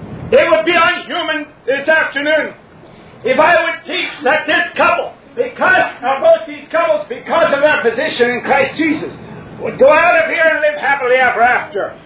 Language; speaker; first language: English; native; English